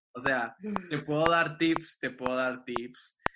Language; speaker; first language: Spanish; native; Spanish